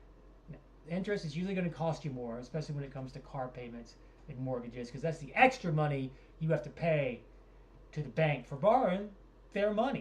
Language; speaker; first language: English; native; English